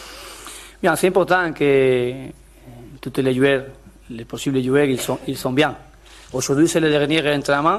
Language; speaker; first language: French; non-native, learner; Spanish